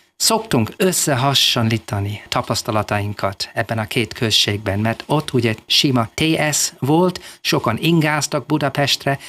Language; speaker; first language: Hungarian; non-native, fluent; English